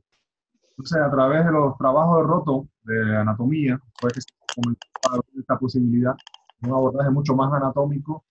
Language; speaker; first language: Spanish; native; Spanish